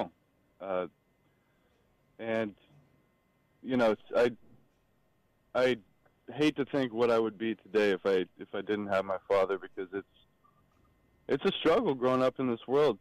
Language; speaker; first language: English; native; English